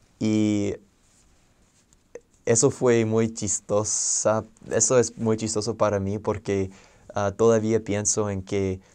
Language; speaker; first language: Spanish; non-native, fluent; English